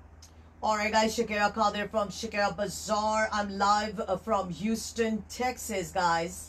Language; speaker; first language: English; non-native, local second language; Urdu